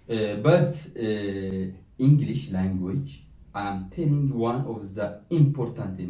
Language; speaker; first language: English; non-native, learner; Oromo